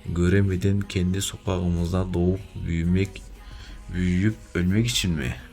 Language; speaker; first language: Turkish; non-native, learner; Kyrgyz